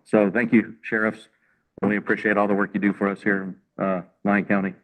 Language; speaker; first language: English; native; English